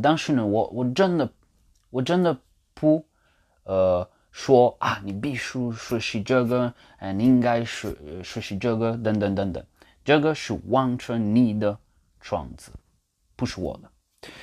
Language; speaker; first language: Chinese; non-native, learner; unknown